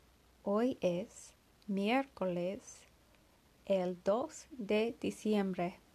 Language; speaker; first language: Spanish; non-native, learner; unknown